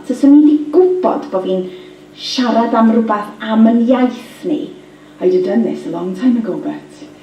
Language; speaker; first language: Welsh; native; Welsh